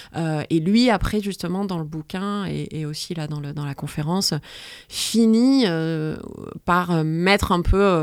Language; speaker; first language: French; native; French